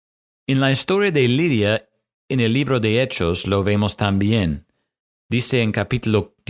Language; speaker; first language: Spanish; non-native, fluent; English